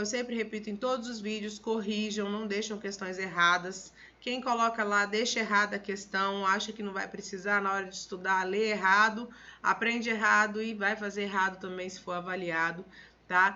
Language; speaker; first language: Portuguese; native; Portuguese